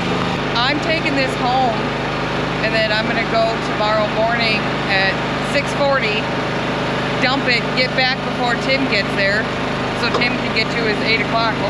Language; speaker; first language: English; native; English